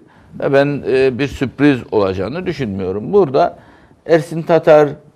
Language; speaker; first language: Turkish; native; Turkish